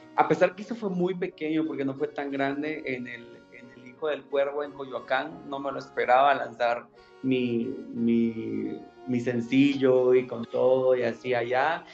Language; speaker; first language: Spanish; native; Spanish